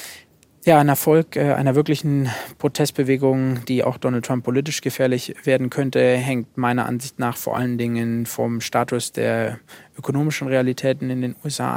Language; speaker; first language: German; native; German